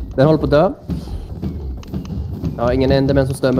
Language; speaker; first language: Swedish; native; Swedish